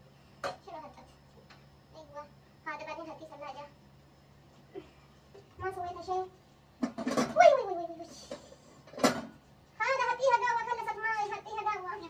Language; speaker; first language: Arabic; non-native, learner; Oromo